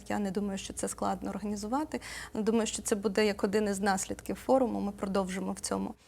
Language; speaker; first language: Ukrainian; native; Ukrainian